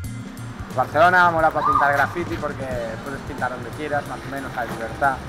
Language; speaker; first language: Spanish; native; Spanish